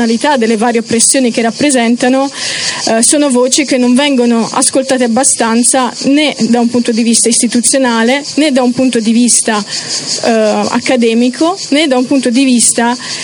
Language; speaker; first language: Italian; early bilingual, other home language; Romanian